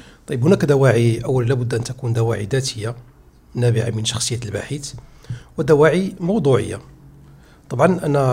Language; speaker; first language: Arabic; native; Arabic